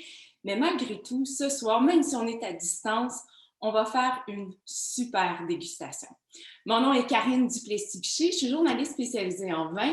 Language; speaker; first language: French; native; French